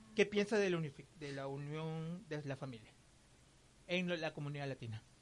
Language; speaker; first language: Spanish; native; Spanish